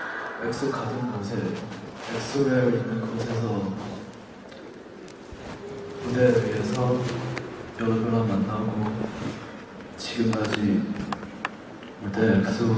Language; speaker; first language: Korean; non-native, fluent; Chinese